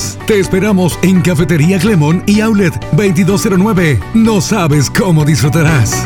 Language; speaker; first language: Spanish; native; Spanish